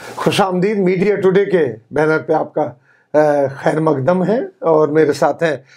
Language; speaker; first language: Urdu; native; Urdu